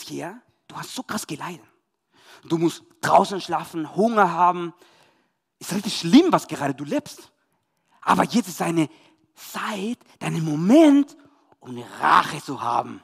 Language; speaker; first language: German; non-native, learner; Spanish